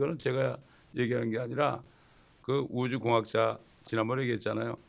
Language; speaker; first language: Korean; native; Korean